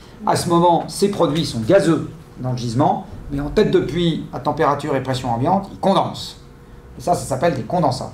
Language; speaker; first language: French; native; French